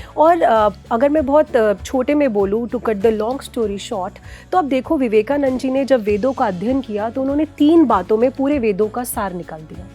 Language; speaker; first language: Hindi; native; Hindi